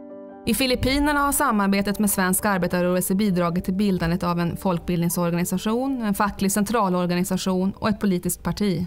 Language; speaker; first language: Swedish; native; Swedish